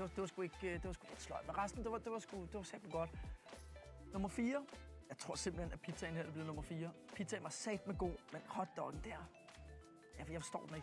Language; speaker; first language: Danish; native; Danish